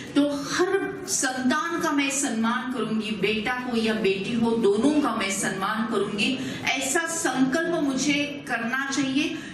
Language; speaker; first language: Hindi; non-native, local second language; Marathi